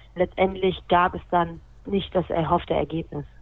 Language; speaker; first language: German; native; German